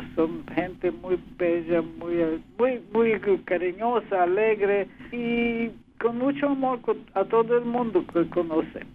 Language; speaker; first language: Spanish; early bilingual, other home language; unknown